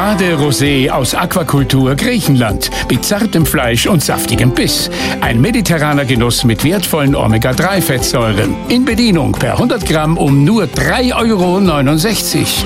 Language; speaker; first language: German; native; German